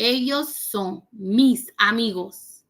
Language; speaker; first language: Spanish; non-native, learner; English